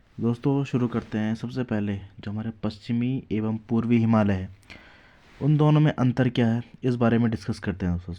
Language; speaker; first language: Hindi; native; Hindi